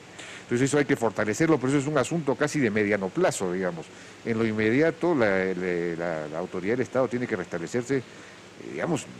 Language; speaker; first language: Spanish; native; Spanish